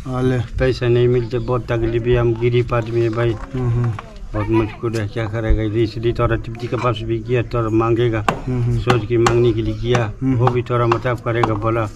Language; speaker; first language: Hindi; non-native, local second language; Tibetan